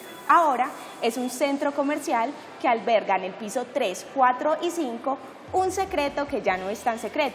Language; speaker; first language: Spanish; native; Spanish